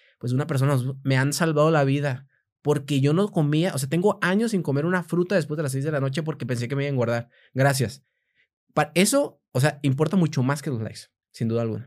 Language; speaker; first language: Spanish; native; Spanish